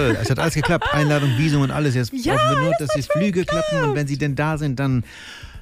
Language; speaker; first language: German; native; German